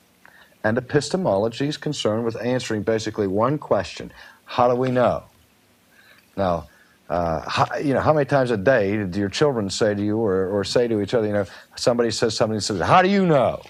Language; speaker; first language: English; native; English